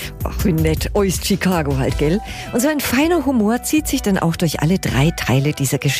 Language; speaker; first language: German; native; German